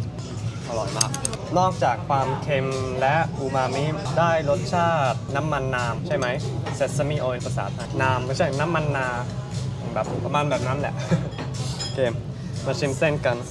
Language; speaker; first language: Thai; non-native, fluent; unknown